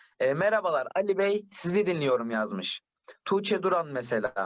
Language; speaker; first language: Turkish; native; Turkish